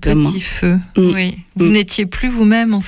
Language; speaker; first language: French; native; French